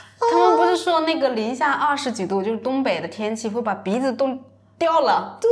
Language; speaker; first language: Chinese; native; Chinese